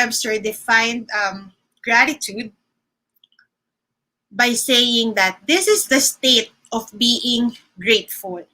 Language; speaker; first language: English; non-native, local second language; Filipino